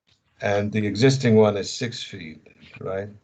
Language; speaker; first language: English; native; English